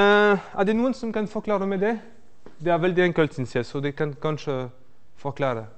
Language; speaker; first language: Norwegian; non-native, fluent; French